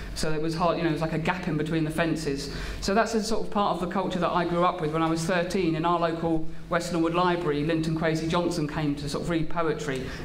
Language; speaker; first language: English; native; English